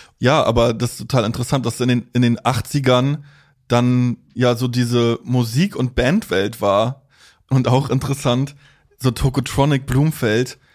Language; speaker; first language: German; native; German